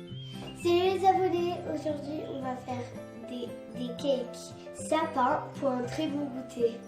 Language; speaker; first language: French; early bilingual, other home language; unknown